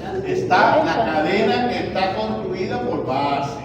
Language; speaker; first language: Spanish; native; Spanish